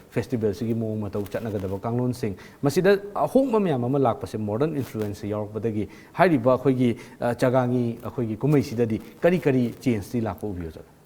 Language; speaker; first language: Manipuri; non-native, local second language; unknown